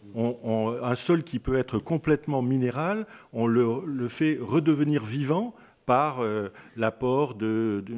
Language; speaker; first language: French; native; French